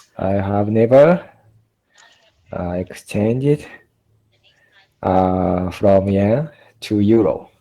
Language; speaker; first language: English; non-native, learner; Japanese